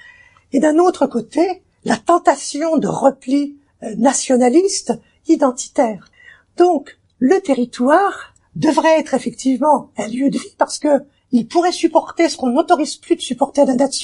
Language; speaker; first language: French; native; French